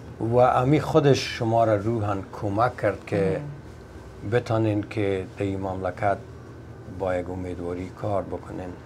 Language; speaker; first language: Persian; native; Persian